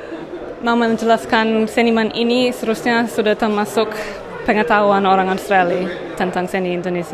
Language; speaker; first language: Indonesian; non-native, fluent; English